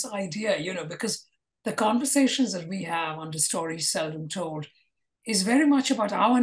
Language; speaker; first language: English; non-native, local second language; Malayalam